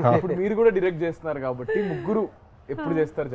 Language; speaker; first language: Telugu; native; Telugu